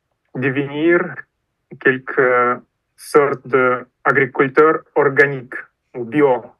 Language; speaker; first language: French; non-native, fluent; Russian